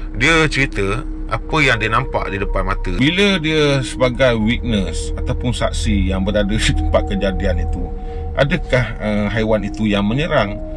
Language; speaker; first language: Malay; native; Malay